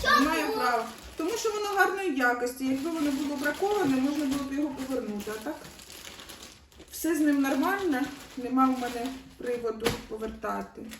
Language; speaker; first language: Ukrainian; native; Ukrainian